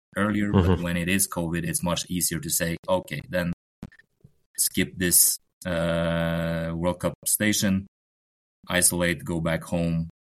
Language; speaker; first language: English; non-native, fluent; Norwegian